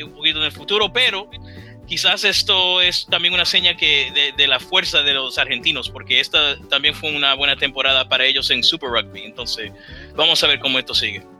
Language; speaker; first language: Spanish; early bilingual, heritage; Spanish